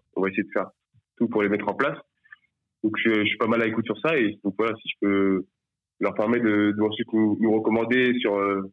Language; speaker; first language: French; native; French